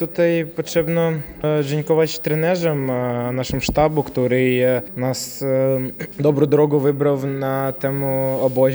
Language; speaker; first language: Polish; non-native, learner; Ukrainian